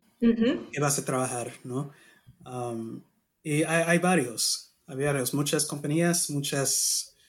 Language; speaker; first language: Spanish; non-native, learner; English